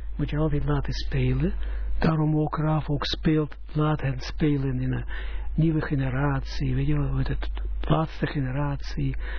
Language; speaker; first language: Dutch; non-native, fluent; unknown